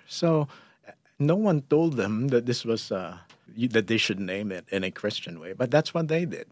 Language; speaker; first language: English; non-native, local second language; Filipino